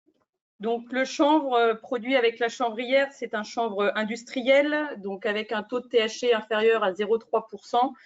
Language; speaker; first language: French; native; French